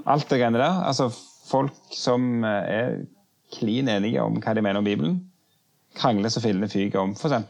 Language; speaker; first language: Norwegian; native; Norwegian